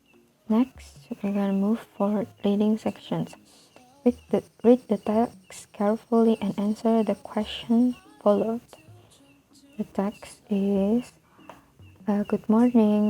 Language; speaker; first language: English; non-native, fluent; Indonesian